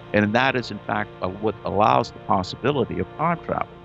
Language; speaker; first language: English; native; English